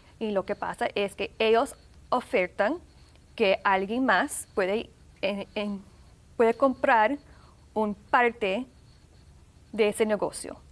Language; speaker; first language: Spanish; early bilingual, heritage; Spanish